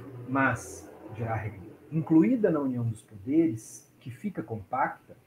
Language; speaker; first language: Portuguese; native; Portuguese